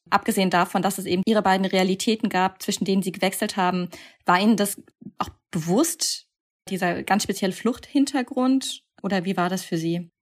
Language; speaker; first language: German; native; German